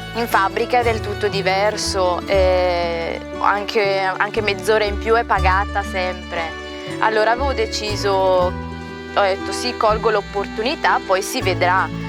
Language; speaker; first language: Italian; early bilingual, other home language; Punjabi